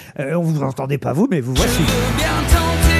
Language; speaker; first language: French; native; French